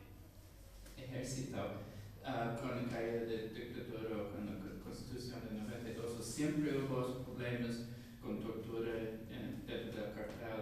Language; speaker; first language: Spanish; non-native, fluent; English